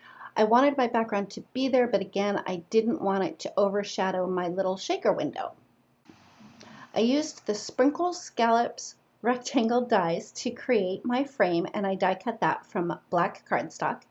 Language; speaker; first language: English; native; English